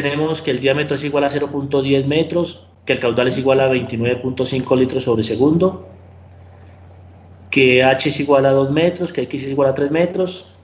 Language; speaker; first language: Spanish; native; Spanish